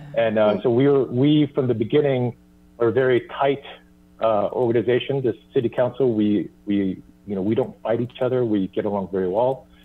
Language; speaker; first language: English; early bilingual, other home language; Korean